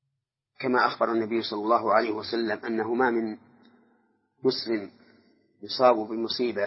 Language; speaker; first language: Arabic; native; Arabic